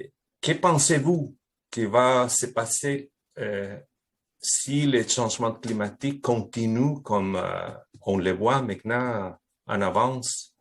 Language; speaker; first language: French; non-native, fluent; Spanish